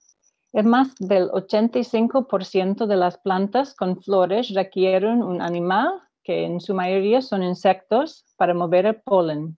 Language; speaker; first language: Spanish; non-native, fluent; English